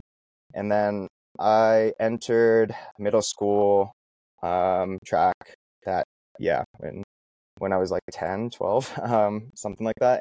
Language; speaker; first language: English; native; English